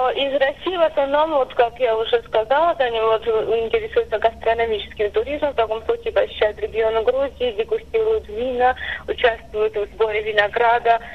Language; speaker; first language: Russian; non-native, local second language; Armenian